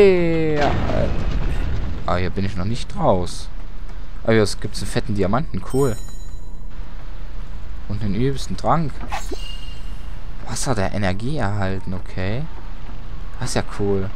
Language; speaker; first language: German; native; German